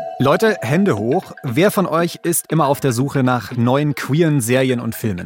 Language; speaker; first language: German; native; German